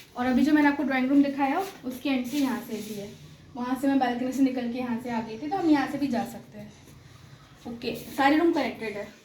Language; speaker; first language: Hindi; non-native, local second language; Bangla